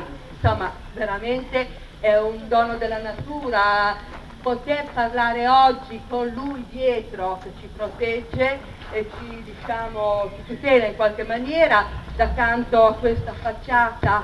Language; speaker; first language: Italian; native; Italian